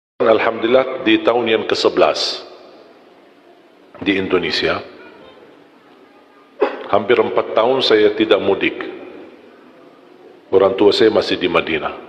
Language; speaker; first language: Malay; non-native, fluent; Arabic